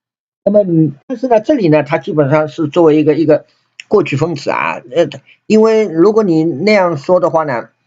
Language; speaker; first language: Chinese; native; Chinese